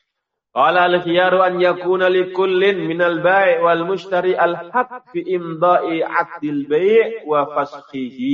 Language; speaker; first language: Arabic; non-native, fluent; Indonesian